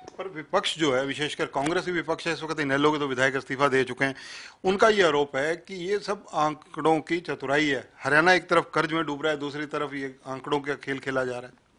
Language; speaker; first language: Hindi; native; Hindi